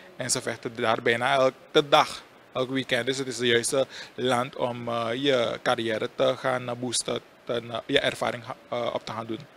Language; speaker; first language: Dutch; native; Dutch